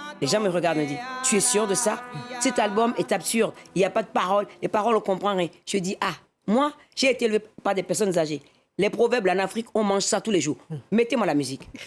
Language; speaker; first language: French; non-native, local second language; Fon